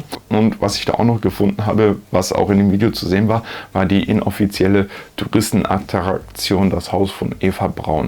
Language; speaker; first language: German; native; German